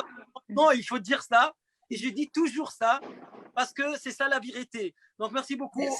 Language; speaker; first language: French; non-native, fluent; Arabic